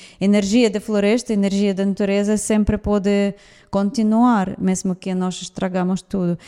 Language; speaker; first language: Portuguese; non-native, fluent; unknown